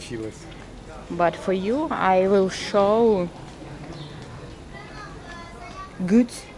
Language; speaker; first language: English; non-native, learner; Russian